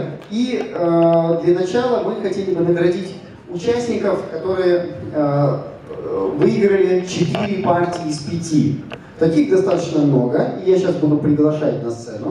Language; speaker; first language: Russian; native; Russian